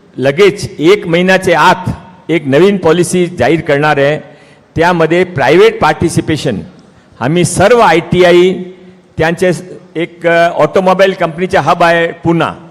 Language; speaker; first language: Marathi; non-native, local second language; Hindi